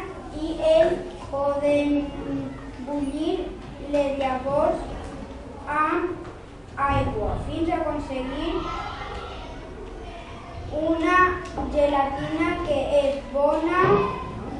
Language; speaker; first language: Catalan; non-native, local second language; Spanish